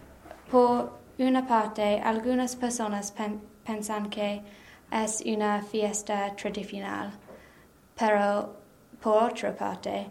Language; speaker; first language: Spanish; non-native, learner; English